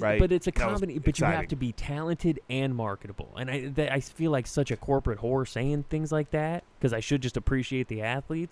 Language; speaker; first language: English; native; English